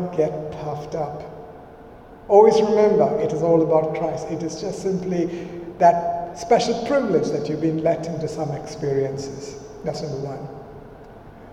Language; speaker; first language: English; non-native, local second language; Malayalam